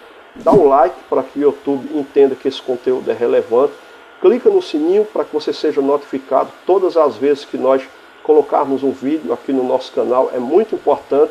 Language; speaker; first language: Portuguese; native; Portuguese